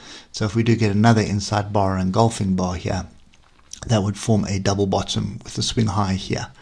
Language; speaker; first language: English; native; English